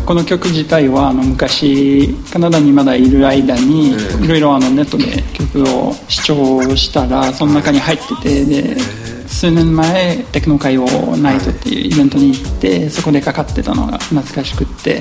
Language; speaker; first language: Japanese; non-native, fluent; French